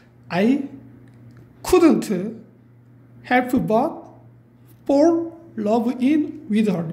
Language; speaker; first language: English; non-native, fluent; Korean